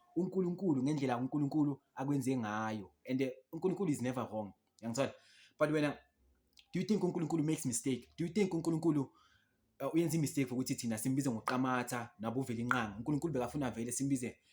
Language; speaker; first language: Zulu; non-native, local second language; Xhosa